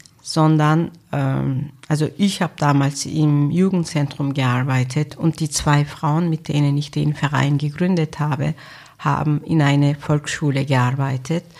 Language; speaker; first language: German; non-native, fluent; Turkish